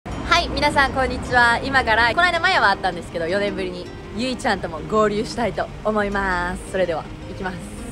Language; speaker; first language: Japanese; native; Japanese